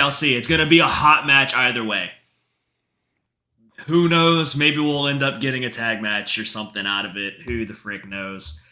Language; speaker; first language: English; native; English